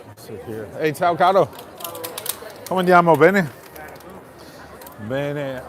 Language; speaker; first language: Italian; non-native, fluent; English